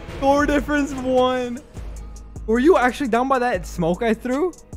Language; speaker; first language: English; early bilingual, other home language; Spanish